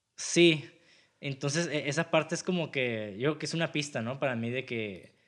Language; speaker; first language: Spanish; native; Spanish